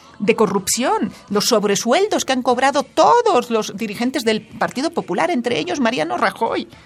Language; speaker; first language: Spanish; non-native, local second language; Catalan